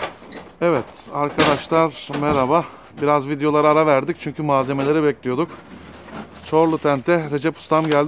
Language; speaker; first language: Turkish; native; Turkish